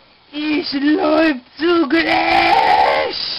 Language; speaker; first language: German; non-native, learner; English